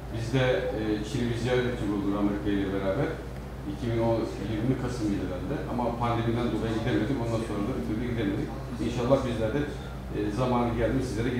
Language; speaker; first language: Turkish; native; Turkish